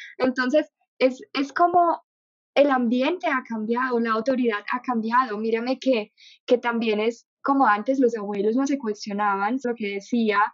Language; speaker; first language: Spanish; non-native, fluent; German